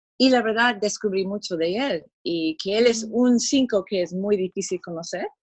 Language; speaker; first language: Spanish; non-native, fluent; English